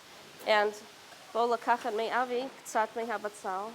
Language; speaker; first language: Hebrew; non-native, fluent; English